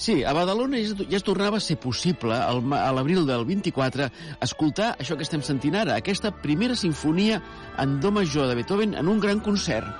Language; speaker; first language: Catalan; native; Catalan